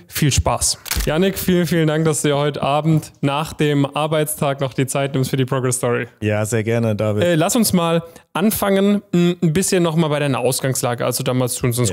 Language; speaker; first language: German; native; German